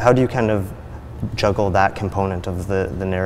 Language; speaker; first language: English; native; English